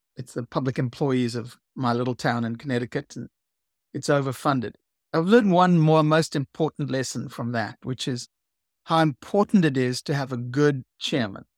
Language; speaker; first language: English; native; English